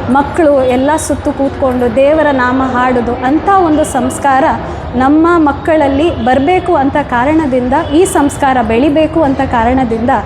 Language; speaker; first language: Kannada; non-native, local second language; Konkani